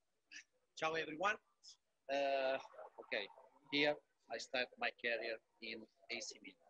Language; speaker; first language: English; non-native, learner; Italian